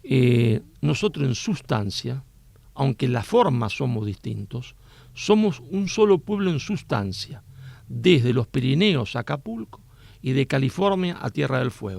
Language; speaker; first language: Spanish; native; Spanish